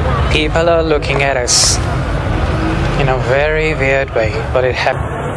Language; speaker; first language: English; non-native, local second language; Punjabi